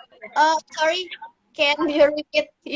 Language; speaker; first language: English; non-native, learner; Indonesian